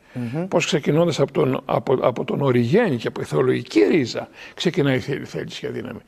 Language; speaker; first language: Greek; native; Greek